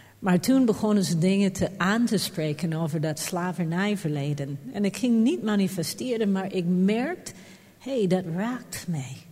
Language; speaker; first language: Dutch; non-native, fluent; English